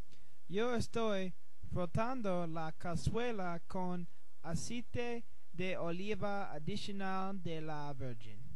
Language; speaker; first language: Spanish; non-native, learner; English